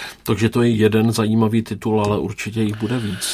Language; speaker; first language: Czech; native; Czech